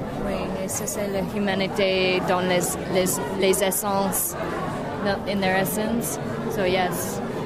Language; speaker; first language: French; non-native, learner; English